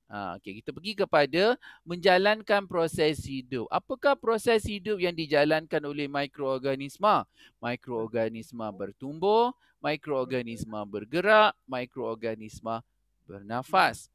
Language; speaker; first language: Malay; native; Malay